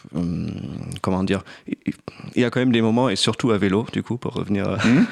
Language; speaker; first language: French; non-native, fluent; German